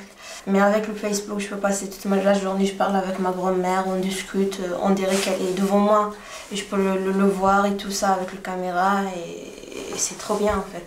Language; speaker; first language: French; non-native, learner; Arabic